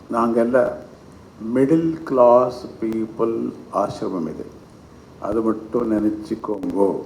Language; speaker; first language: Tamil; non-native, fluent; Kannada